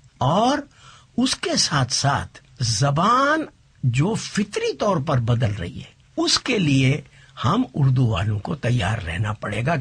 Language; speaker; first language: Urdu; non-native, local second language; Saraiki